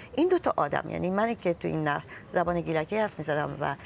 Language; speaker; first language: Persian; non-native, local second language; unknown